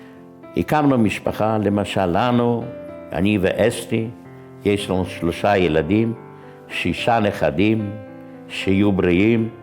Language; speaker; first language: Hebrew; non-native, fluent; Yiddish